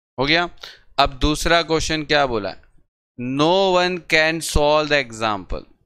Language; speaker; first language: Hindi; non-native, local second language; Gujarati